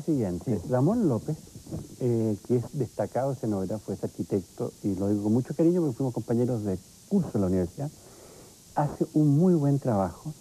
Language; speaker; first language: Spanish; native; Spanish